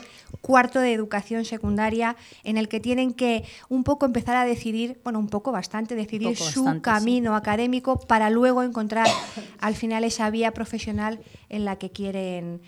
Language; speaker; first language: Spanish; native; Spanish